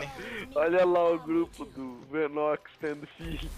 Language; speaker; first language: Portuguese; native; Portuguese